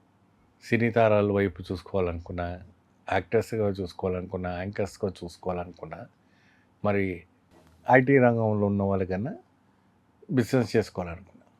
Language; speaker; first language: Telugu; non-native, fluent; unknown